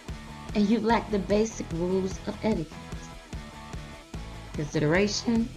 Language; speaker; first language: English; native; English